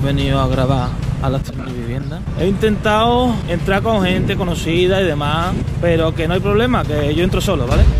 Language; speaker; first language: Spanish; native; Spanish